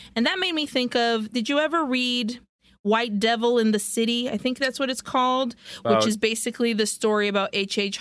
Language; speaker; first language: English; early bilingual, other home language; Spanish